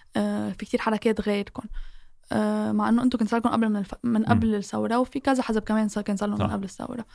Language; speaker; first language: Arabic; native; Arabic